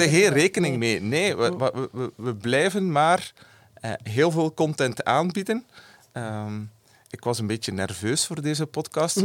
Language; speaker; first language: Dutch; native; Dutch